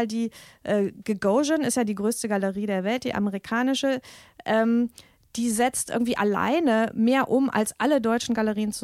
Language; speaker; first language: German; native; German